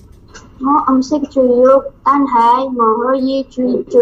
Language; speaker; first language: Cantonese; non-native, learner; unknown